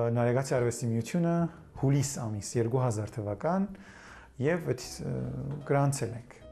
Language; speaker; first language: Armenian; early bilingual, heritage; Armenian